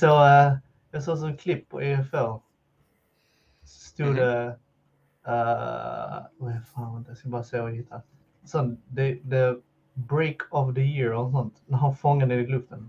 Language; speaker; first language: Swedish; early bilingual, heritage; Swedish